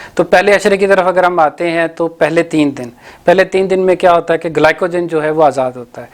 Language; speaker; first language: Urdu; non-native, local second language; Punjabi